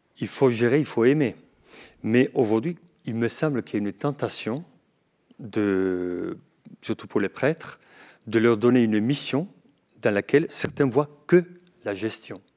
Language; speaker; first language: French; non-native, fluent; Spanish